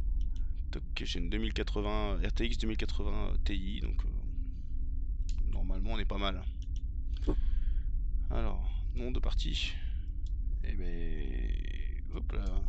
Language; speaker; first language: French; native; French